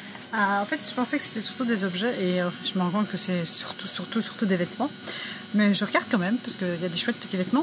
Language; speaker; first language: French; native; French